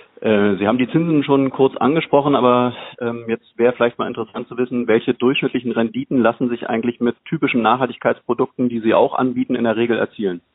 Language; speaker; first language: German; native; German